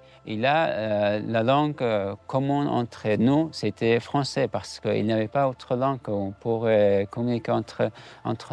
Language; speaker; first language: French; non-native, learner; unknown